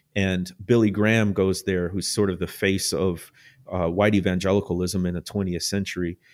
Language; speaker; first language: English; native; English